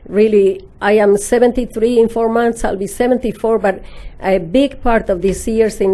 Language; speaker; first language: English; non-native, fluent; Spanish